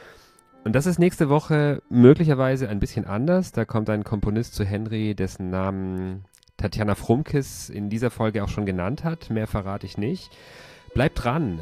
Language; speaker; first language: German; native; German